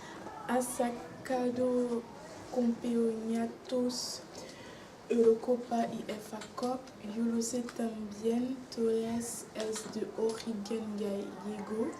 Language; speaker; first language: Spanish; non-native, learner; French